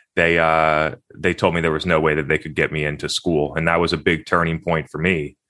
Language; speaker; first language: English; native; English